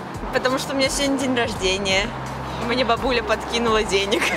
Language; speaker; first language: Russian; native; Russian